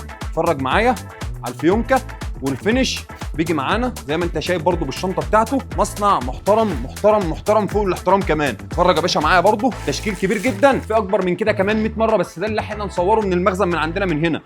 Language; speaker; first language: Arabic; native; Arabic